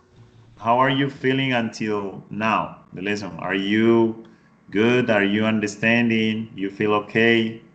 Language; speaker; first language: English; non-native, fluent; Spanish